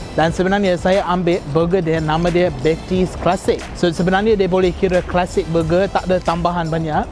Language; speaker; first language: Malay; non-native, fluent; English